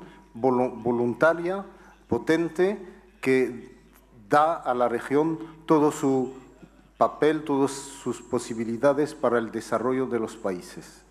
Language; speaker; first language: Spanish; non-native, fluent; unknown